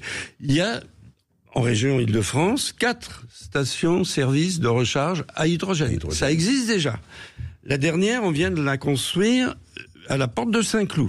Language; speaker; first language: French; native; French